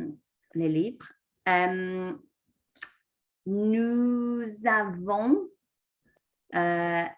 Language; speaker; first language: French; non-native, learner; English